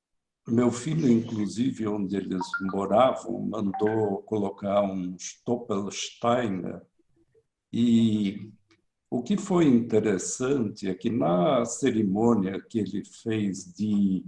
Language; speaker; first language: Portuguese; early bilingual, other home language; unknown